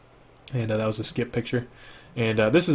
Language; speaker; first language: English; native; English